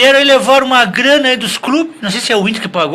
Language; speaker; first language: Portuguese; native; Portuguese